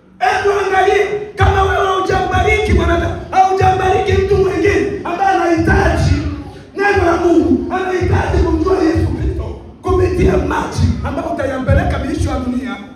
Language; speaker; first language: Swahili; native; Swahili